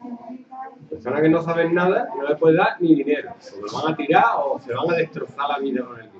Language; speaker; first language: Spanish; native; Spanish